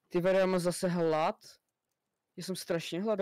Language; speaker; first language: Czech; native; Czech